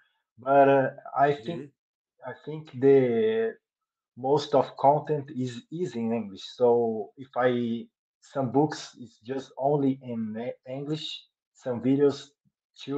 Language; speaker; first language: English; non-native, learner; Portuguese